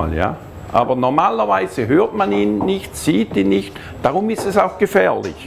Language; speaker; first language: German; native; German